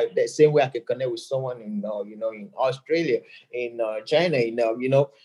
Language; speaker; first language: English; non-native, local second language; Yoruba